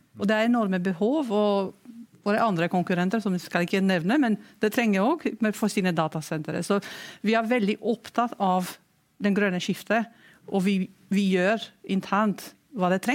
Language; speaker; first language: Norwegian; non-native, fluent; Romanian